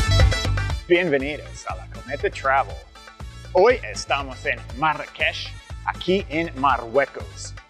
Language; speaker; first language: Spanish; non-native, fluent; English